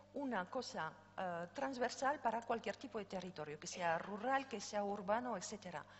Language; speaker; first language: Spanish; non-native, fluent; French